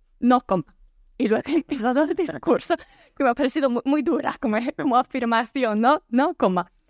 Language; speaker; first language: Spanish; non-native, fluent; Italian